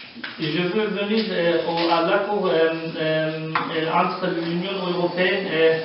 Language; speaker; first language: French; non-native, learner; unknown